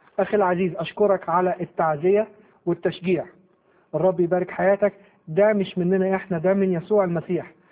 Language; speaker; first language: Arabic; native; Arabic